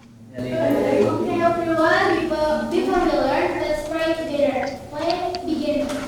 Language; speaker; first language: English; non-native, learner; Indonesian